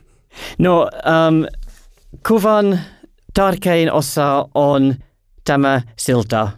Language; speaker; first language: Finnish; non-native, learner; English